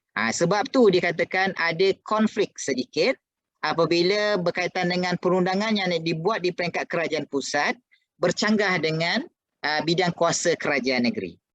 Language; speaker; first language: Malay; native; Malay